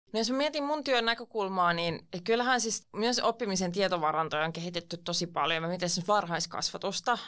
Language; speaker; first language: Finnish; non-native, local second language; Swedish